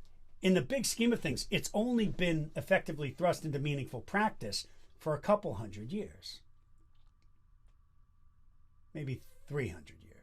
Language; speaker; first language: English; native; English